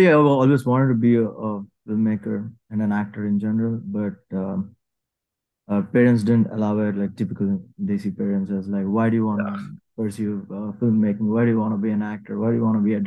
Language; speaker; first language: English; non-native, local second language; Telugu